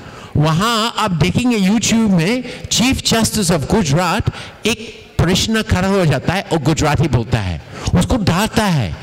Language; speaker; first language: Hindi; non-native, fluent; Tamil